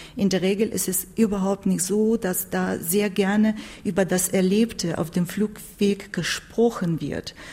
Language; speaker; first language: German; non-native, fluent; Turkish